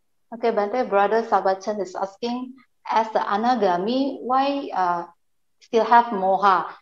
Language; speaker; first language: English; non-native, fluent; Indonesian